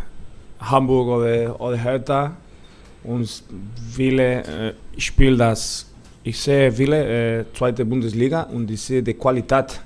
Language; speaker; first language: German; non-native, learner; Spanish